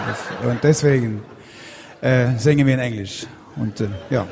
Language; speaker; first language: German; non-native, learner; Swedish